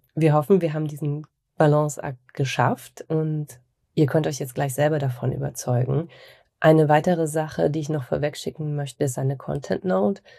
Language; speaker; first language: German; native; German